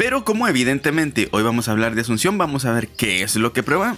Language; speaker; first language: Spanish; native; Spanish